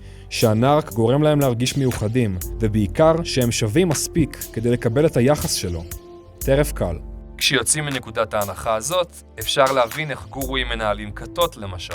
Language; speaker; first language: Hebrew; native; Hebrew